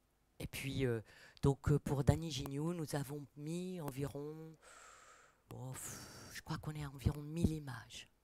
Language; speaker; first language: French; native; French